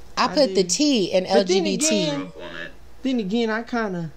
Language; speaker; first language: English; native; English